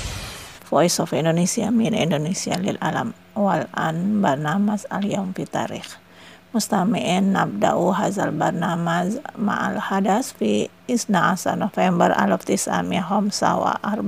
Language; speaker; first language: Arabic; non-native, fluent; Indonesian